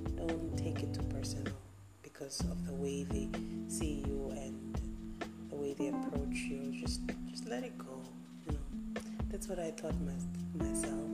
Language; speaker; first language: English; non-native, fluent; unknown